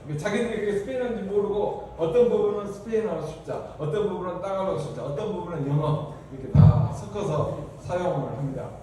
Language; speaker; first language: Korean; native; Korean